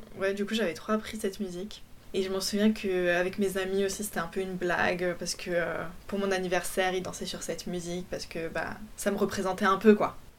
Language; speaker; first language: French; early bilingual, other home language; Polish